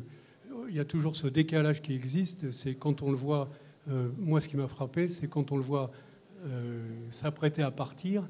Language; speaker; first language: French; native; French